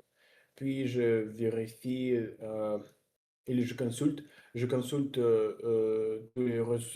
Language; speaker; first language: French; non-native, fluent; Russian